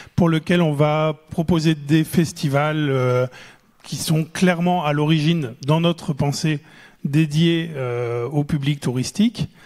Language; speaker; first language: French; native; French